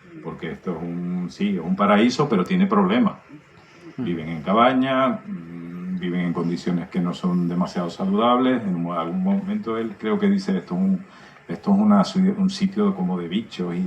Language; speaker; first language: Spanish; native; Spanish